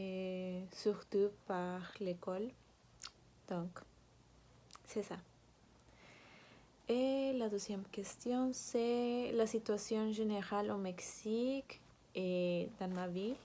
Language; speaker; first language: French; non-native, learner; Spanish